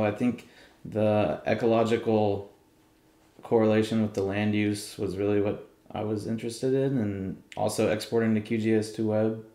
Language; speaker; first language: English; native; English